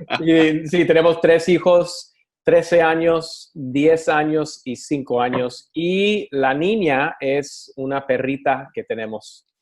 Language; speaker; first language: Spanish; early bilingual, other home language; English